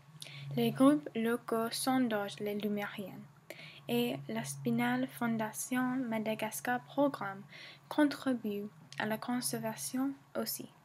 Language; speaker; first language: French; non-native, learner; English